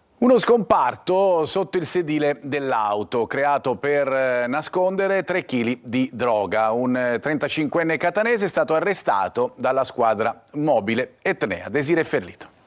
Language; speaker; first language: Italian; native; Italian